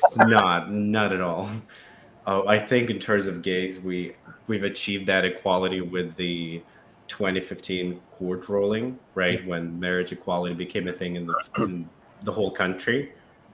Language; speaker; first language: English; non-native, fluent; Russian